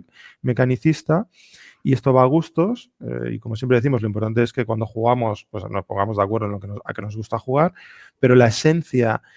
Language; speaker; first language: Spanish; native; Spanish